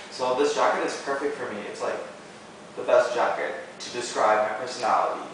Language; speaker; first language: English; native; English